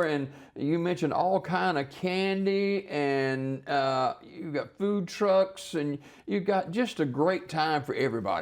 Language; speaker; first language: English; native; English